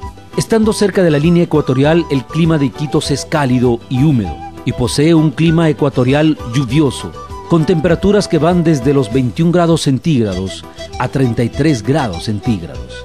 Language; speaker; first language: Spanish; native; Spanish